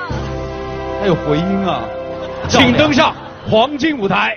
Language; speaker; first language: Chinese; native; Chinese